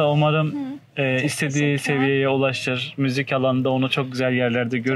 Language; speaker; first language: Turkish; native; Turkish